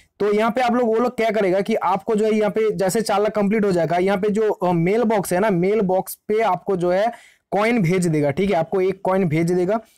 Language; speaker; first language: Hindi; native; Hindi